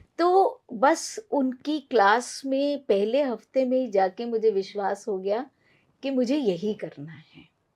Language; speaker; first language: Hindi; non-native, local second language; Punjabi